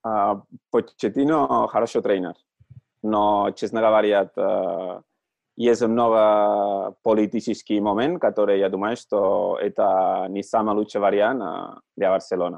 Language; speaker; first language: Russian; non-native, learner; Catalan